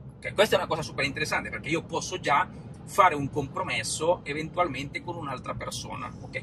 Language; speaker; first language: Italian; non-native, fluent; Spanish